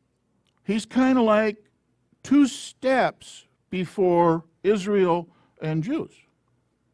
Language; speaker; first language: English; native; English